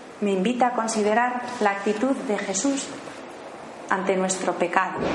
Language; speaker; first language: Spanish; native; Spanish